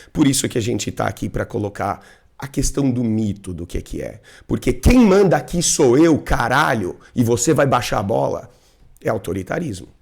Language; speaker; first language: Portuguese; non-native, fluent; English